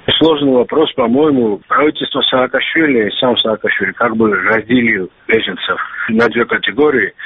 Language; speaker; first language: Russian; non-native, local second language; Georgian